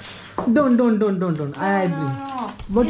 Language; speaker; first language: English; non-native, learner; Hindi